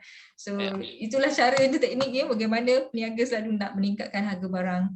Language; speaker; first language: Malay; native; Malay